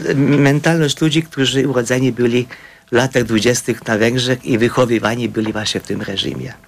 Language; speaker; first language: Polish; non-native, fluent; Hungarian